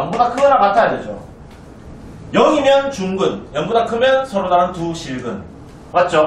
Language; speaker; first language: Korean; native; Korean